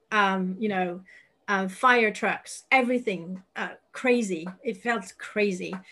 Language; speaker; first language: English; non-native, fluent; French